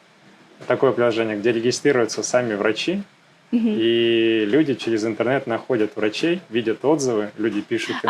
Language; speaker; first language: Russian; native; Russian